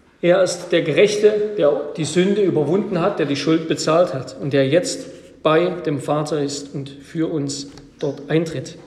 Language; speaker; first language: German; native; German